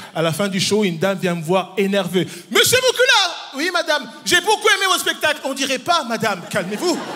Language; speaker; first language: French; early bilingual, other home language; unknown